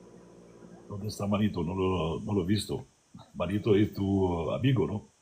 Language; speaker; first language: Spanish; non-native, learner; Arabic